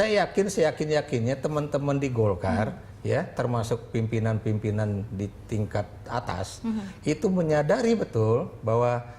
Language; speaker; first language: Indonesian; native; Indonesian